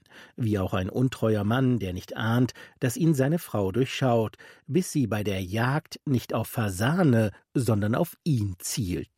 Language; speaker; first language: German; native; German